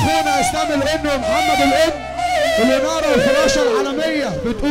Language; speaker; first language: Arabic; native; Arabic